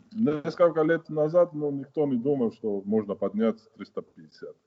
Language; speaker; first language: Russian; non-native, fluent; Georgian